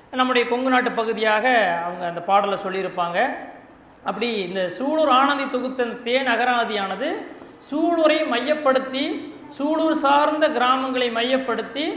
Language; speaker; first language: Tamil; native; Tamil